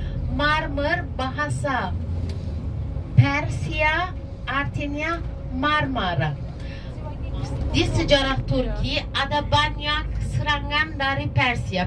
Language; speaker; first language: Indonesian; non-native, fluent; Turkish